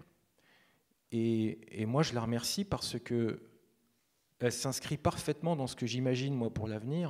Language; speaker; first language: French; native; French